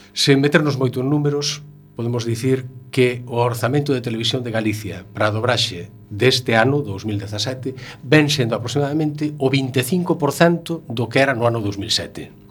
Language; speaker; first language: Galician; native; Galician